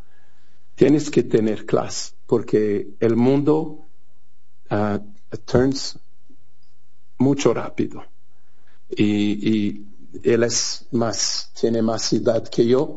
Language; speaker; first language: Spanish; non-native, fluent; Portuguese